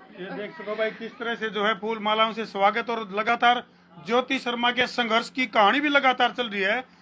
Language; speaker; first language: Hindi; native; Hindi